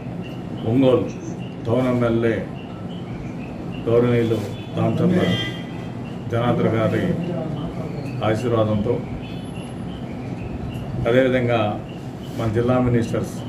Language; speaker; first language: Telugu; native; Telugu